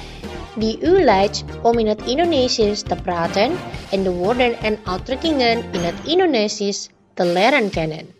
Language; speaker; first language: Dutch; non-native, learner; Indonesian